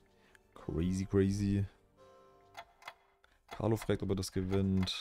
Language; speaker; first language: German; native; German